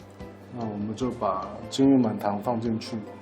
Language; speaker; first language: Chinese; native; Chinese